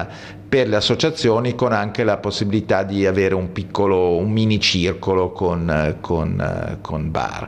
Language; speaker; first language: Italian; native; Italian